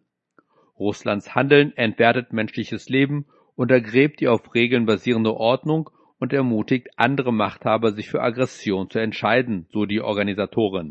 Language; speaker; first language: German; non-native, fluent; Chinese